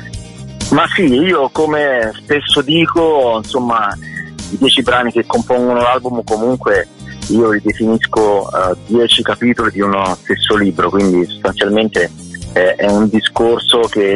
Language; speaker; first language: Italian; native; Italian